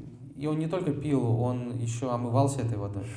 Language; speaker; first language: Russian; native; Russian